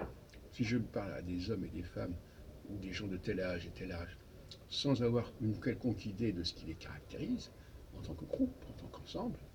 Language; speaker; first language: French; native; French